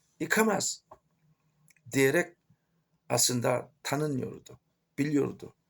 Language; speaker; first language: Turkish; non-native, fluent; Korean